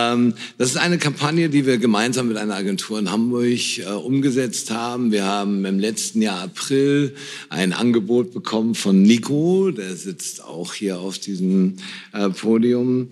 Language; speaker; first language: German; native; German